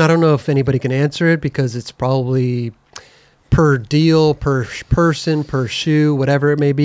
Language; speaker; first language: English; native; English